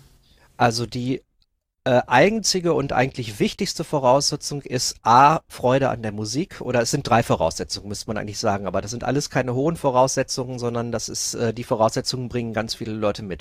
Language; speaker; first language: German; native; German